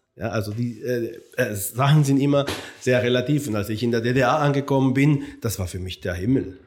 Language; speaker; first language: German; non-native, fluent; Spanish